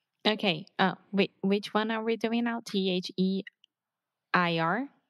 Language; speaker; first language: English; non-native, fluent; Portuguese